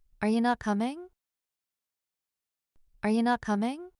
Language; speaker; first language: English; non-native, fluent; Portuguese